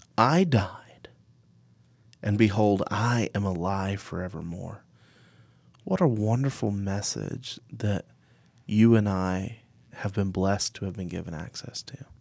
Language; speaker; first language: English; native; English